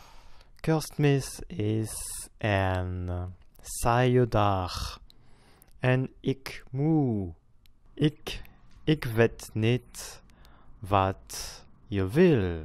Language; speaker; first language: Dutch; non-native, learner; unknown